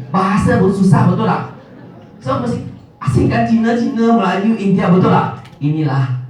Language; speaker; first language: Malay; non-native, local second language; Min Nan Chinese